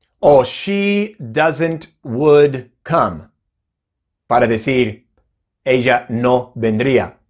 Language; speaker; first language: Spanish; non-native, fluent; English